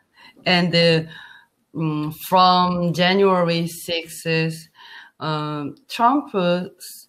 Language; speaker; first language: English; non-native, learner; Korean